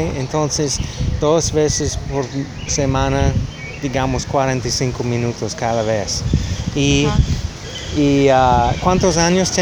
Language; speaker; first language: Spanish; non-native, learner; English